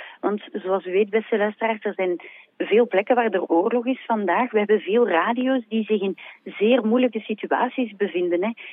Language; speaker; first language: Dutch; native; Dutch